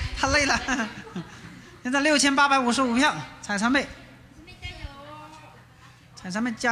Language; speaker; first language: Chinese; native; Chinese